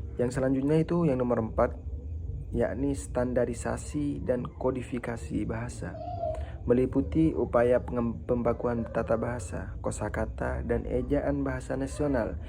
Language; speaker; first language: Indonesian; non-native, local second language; Madurese